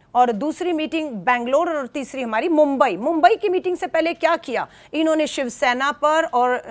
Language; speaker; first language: Hindi; native; Hindi